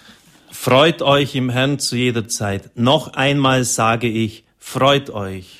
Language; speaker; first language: German; native; German